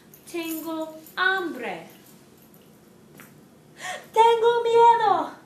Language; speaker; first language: Spanish; non-native, fluent; English